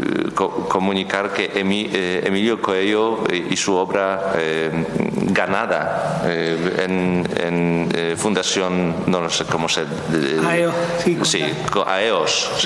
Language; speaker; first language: Spanish; non-native, learner; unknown